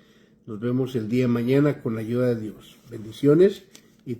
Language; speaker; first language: Spanish; native; Spanish